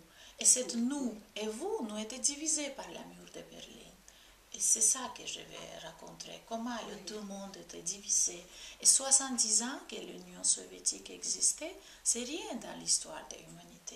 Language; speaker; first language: French; non-native, fluent; Georgian